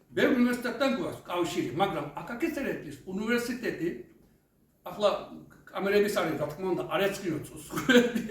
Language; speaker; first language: Georgian; non-native, fluent; Turkish